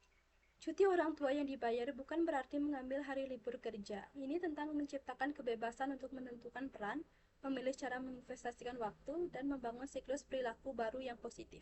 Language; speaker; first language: Indonesian; non-native, local second language; Balinese